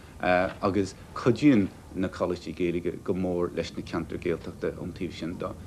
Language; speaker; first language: Irish; native; Irish